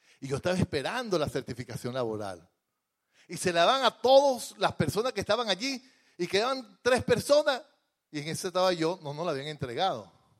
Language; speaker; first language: Spanish; native; Spanish